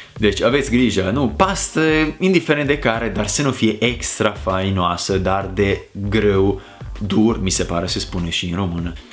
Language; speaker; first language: Romanian; non-native, fluent; Italian